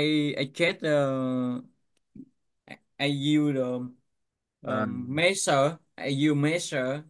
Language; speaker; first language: English; non-native, learner; Vietnamese